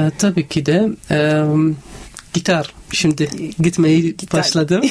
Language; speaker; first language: Turkish; non-native, learner; Arabic